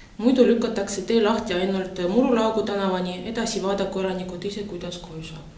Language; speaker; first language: Estonian; non-native, local second language; Russian